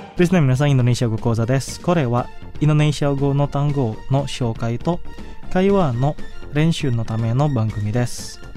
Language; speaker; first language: Japanese; non-native, fluent; Indonesian